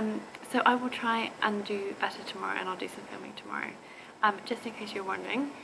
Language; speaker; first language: English; native; English